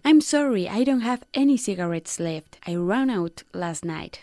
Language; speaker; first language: English; non-native, fluent; Spanish